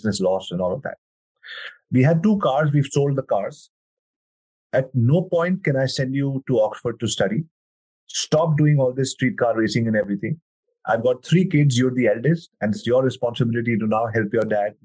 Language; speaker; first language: English; non-native, local second language; Hindi